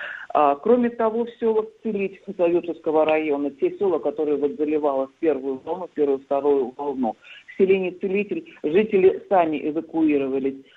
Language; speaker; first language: Russian; native; Russian